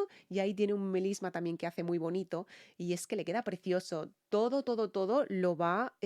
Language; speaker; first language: Spanish; native; Spanish